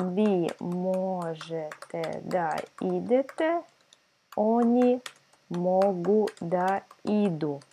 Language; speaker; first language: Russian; non-native, fluent; Serbian